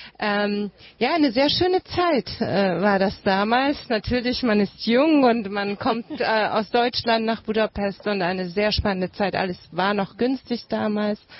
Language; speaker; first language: German; early bilingual, other home language; Hungarian